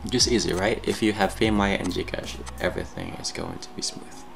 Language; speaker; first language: English; non-native, local second language; Pampanga